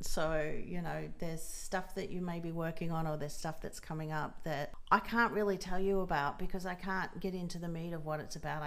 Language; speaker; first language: English; native; English